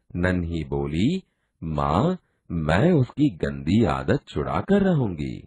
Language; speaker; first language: Hindi; non-native, local second language; Gujarati